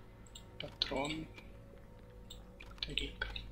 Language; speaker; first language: Russian; native; Russian